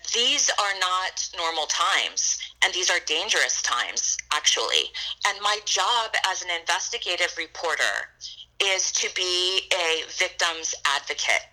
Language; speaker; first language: English; native; English